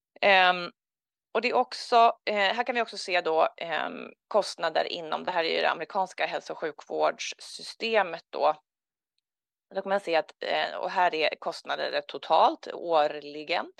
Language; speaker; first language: Swedish; native; Swedish